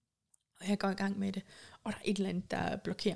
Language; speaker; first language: Danish; native; Danish